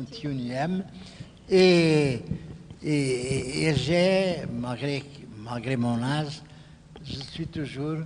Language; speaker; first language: French; non-native, fluent; Portuguese